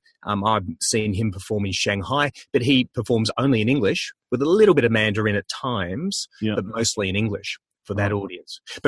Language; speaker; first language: English; native; English